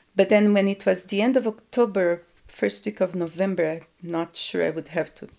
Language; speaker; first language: English; non-native, fluent; Portuguese